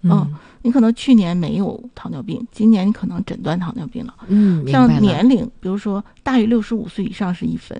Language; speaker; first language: Chinese; native; Chinese